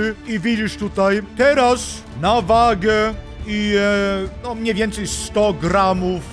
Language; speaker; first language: Polish; non-native, learner; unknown